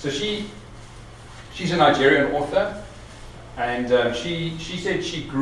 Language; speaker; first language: English; native; English